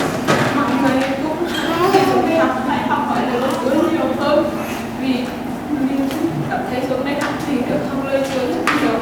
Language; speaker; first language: Vietnamese; non-native, local second language; Hmong